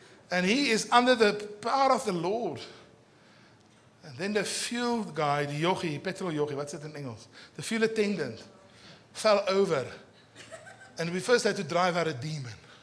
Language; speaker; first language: English; non-native, local second language; Afrikaans